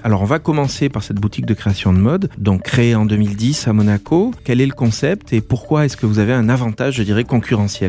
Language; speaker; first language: French; native; French